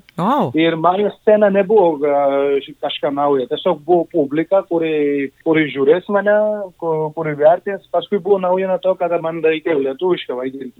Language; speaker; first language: Lithuanian; non-native, fluent; Georgian